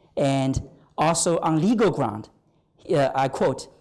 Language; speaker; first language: English; non-native, fluent; Chinese